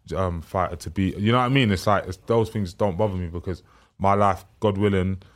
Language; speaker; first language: English; native; English